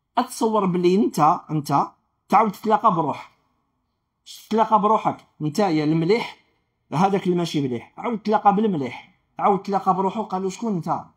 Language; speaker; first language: Arabic; native; Arabic